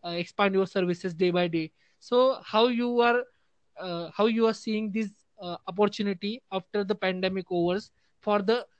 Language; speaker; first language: English; non-native, local second language; Hindi